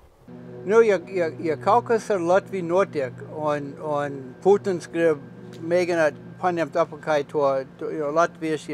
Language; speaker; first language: Latvian; early bilingual, heritage; English